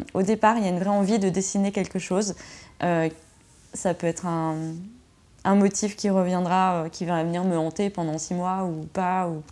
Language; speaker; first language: French; native; French